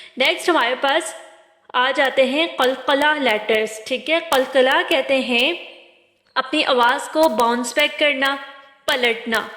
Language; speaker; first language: Urdu; non-native, local second language; Punjabi